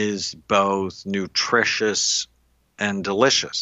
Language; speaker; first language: English; native; English